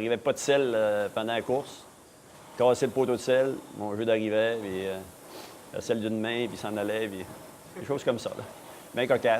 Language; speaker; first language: French; native; French